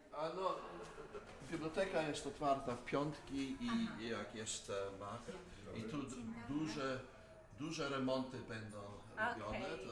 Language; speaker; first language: Polish; early bilingual, heritage; Polish